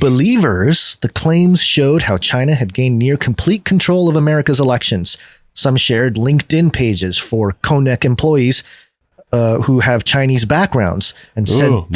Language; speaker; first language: English; native; English